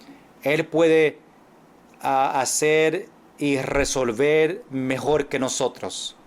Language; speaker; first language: Spanish; non-native, fluent; English